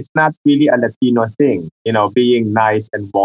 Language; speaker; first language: English; non-native, local second language; Filipino